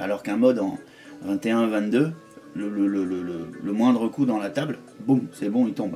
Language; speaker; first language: French; native; French